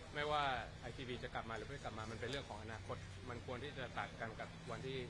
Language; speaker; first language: Thai; native; Thai